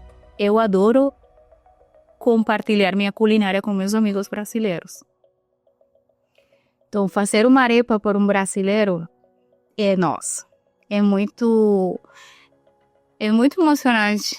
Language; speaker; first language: Portuguese; non-native, fluent; Spanish